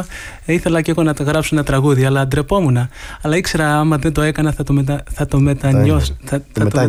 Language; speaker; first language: Greek; early bilingual, heritage; Greek